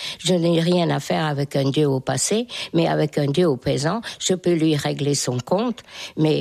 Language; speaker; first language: French; non-native, fluent; Hungarian